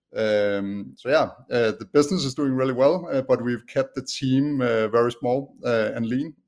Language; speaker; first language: English; non-native, fluent; Danish